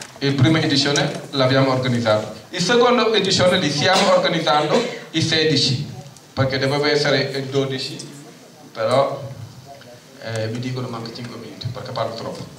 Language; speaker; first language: Italian; non-native, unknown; Wolof